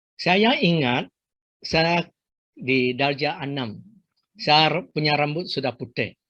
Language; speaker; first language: Malay; non-native, local second language; Chinese